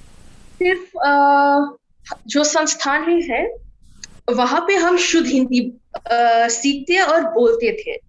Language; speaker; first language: Hindi; non-native, fluent; English